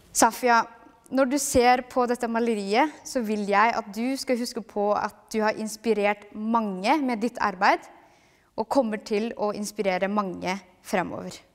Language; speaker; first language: Norwegian; early bilingual, other home language; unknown